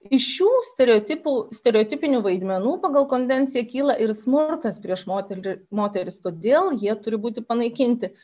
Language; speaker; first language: Lithuanian; native; Lithuanian